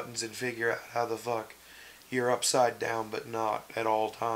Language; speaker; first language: English; native; English